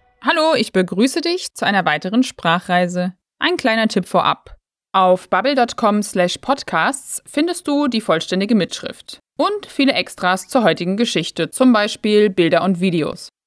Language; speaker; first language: German; native; German